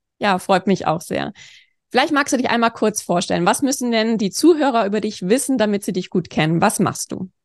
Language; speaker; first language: German; native; German